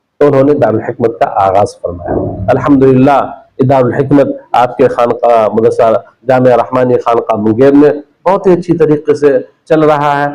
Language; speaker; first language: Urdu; native; Urdu